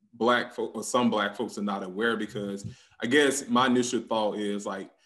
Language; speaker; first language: English; native; English